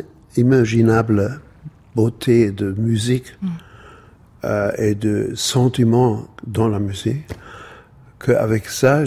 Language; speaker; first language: French; non-native, fluent; German